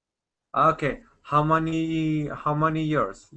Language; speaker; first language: English; non-native, learner; Spanish